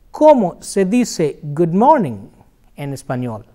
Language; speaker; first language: Spanish; non-native, fluent; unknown